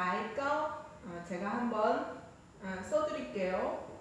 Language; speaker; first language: Korean; non-native, fluent; Chinese